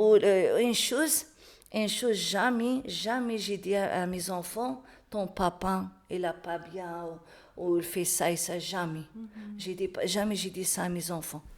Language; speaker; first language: French; non-native, learner; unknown